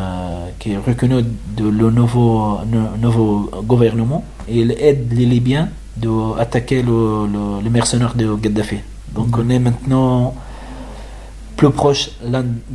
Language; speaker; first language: French; non-native, learner; Arabic